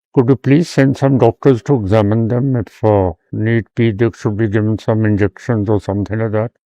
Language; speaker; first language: English; non-native, local second language; Punjabi